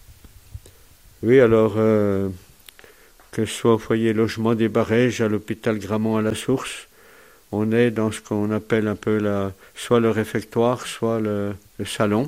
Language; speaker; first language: French; native; French